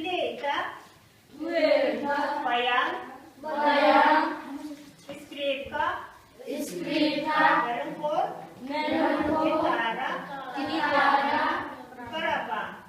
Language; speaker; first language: Russian; non-native, fluent; Mongolian